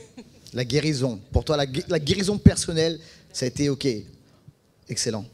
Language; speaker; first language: French; native; French